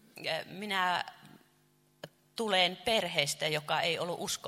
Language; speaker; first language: Finnish; non-native, fluent; Chinese